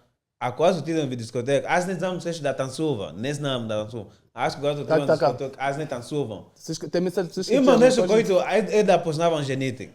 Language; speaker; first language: Bulgarian; non-native, learner; Portuguese